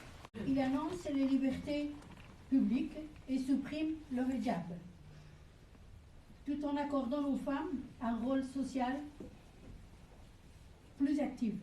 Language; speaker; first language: French; non-native, fluent; Persian